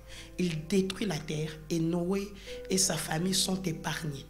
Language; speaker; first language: French; non-native, local second language; Lingala